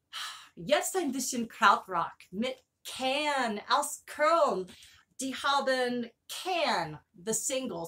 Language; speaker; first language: German; non-native, learner; English